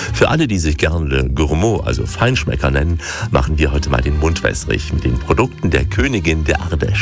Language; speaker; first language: German; native; German